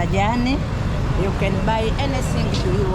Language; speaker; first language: English; non-native, local second language; Swahili